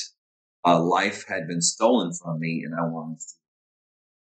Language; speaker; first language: English; native; English